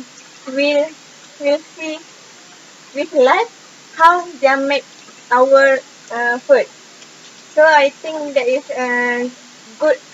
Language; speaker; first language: English; non-native, local second language; Malay